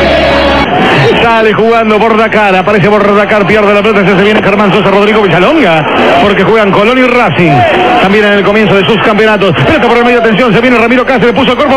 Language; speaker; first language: Spanish; native; Spanish